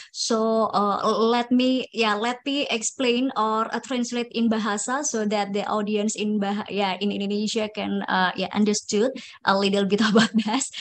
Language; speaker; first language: English; non-native, fluent; Indonesian